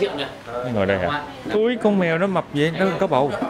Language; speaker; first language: Vietnamese; native; Vietnamese